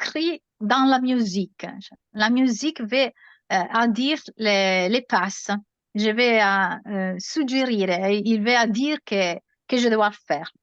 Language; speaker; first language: French; non-native, learner; Italian